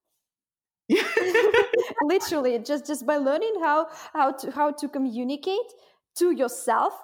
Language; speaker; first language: English; non-native, fluent; Russian